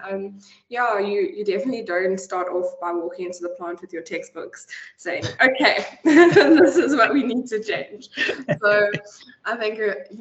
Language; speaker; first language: English; native; English